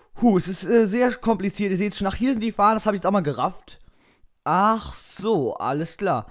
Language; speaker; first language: German; native; German